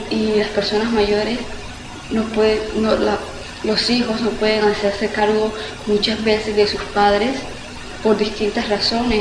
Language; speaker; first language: Spanish; early bilingual, heritage; Spanish